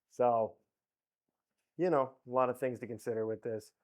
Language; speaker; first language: English; native; English